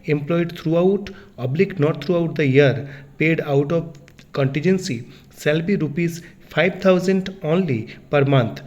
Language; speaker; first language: English; non-native, local second language; Bangla